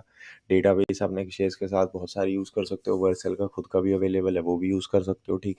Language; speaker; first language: Hindi; native; Hindi